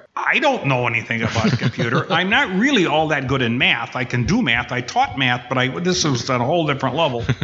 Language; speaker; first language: English; native; English